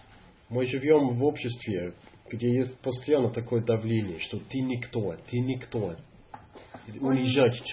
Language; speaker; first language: Russian; non-native, fluent; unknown